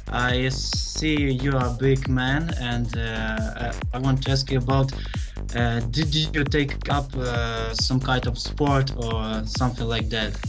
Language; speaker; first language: English; non-native, learner; Ukrainian